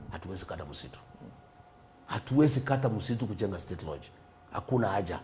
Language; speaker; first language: Swahili; non-native, local second language; Kikuyu